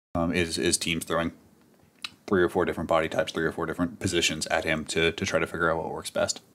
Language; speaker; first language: English; native; English